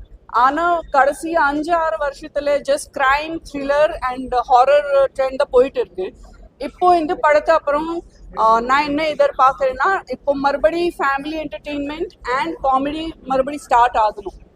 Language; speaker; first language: Tamil; non-native, fluent; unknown